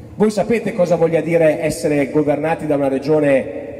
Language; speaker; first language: Italian; native; Italian